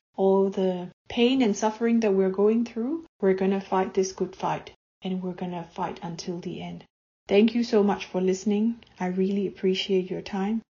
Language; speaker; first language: English; non-native, fluent; Burmese